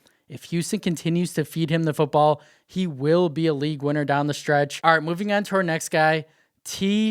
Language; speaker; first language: English; native; English